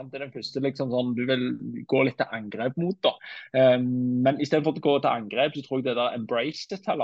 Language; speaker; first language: Norwegian; native; Norwegian